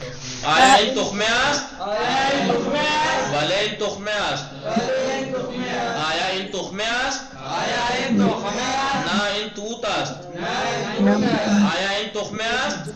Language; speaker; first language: Persian; non-native, fluent; Urdu